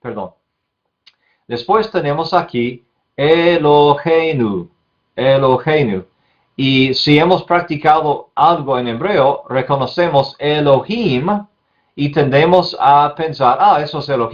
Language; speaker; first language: Spanish; non-native, fluent; English